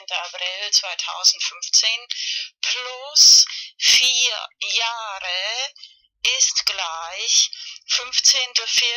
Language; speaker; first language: German; non-native, fluent; Spanish